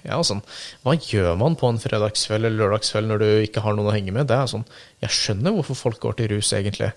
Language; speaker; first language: Norwegian; early bilingual, other home language; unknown